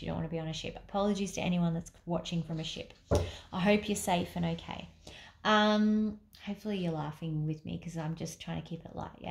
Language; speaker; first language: English; native; English